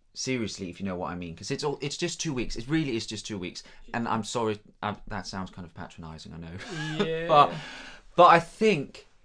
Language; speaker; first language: English; non-native, fluent; Danish